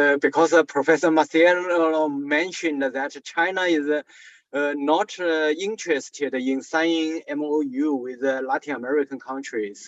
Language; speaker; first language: English; non-native, fluent; Chinese